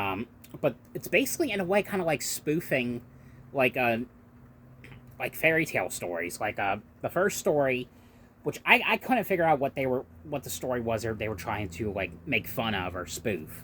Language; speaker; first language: English; native; English